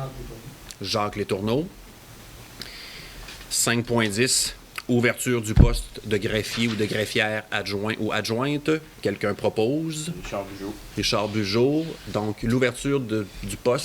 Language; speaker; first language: French; native; French